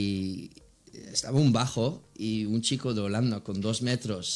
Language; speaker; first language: Spanish; non-native, fluent; Dutch